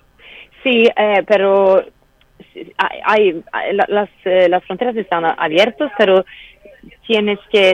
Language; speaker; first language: Spanish; non-native, fluent; Swedish